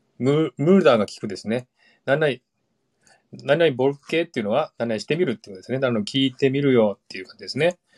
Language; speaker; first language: Japanese; native; Japanese